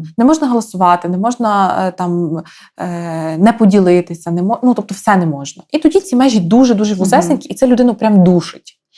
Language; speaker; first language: Ukrainian; native; Ukrainian